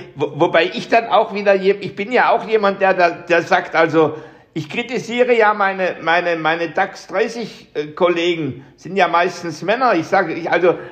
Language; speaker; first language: German; native; German